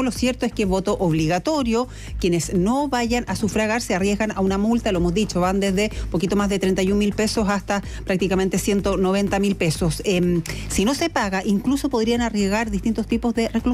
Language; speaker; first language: Spanish; native; Spanish